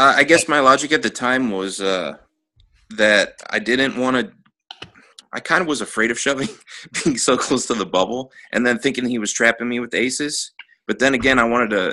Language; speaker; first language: English; native; English